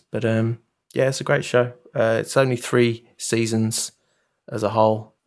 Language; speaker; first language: English; native; English